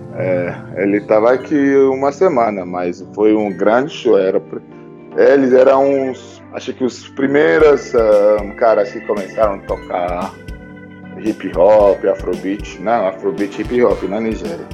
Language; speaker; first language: Portuguese; non-native, fluent; Igbo